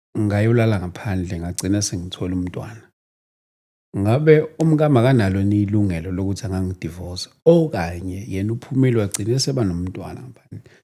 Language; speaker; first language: Zulu; native; Zulu